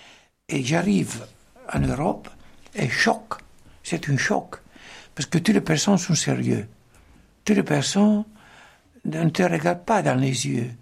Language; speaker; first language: French; non-native, fluent; Italian